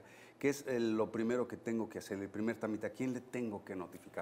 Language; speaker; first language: Spanish; native; Spanish